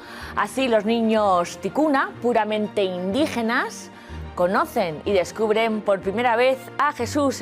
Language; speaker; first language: Spanish; native; Spanish